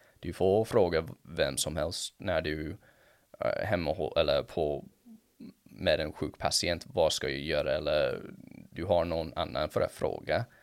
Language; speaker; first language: Swedish; non-native, fluent; English